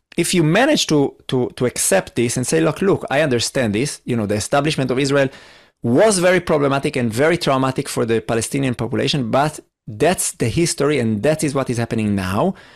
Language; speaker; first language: English; non-native, fluent; Hebrew